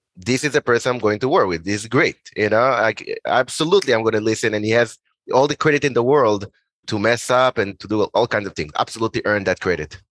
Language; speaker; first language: English; non-native, fluent; Hebrew